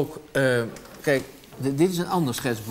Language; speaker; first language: Dutch; native; Dutch